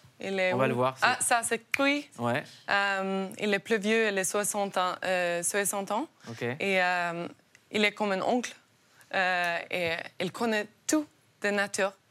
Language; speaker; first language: French; non-native, learner; Norwegian